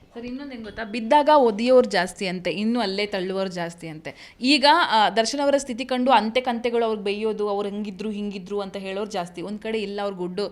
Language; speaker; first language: Kannada; native; Kannada